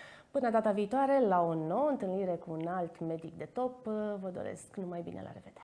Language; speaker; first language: Romanian; native; Romanian